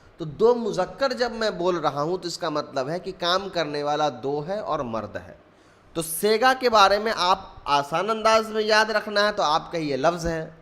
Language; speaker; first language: Urdu; native; Urdu